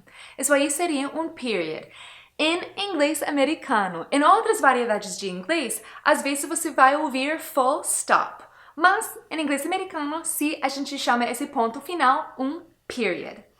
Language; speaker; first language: Portuguese; non-native, fluent; English